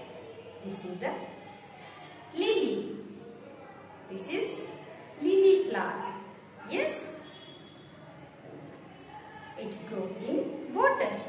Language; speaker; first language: English; non-native, local second language; Marathi